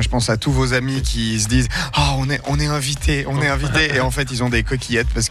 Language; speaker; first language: French; native; French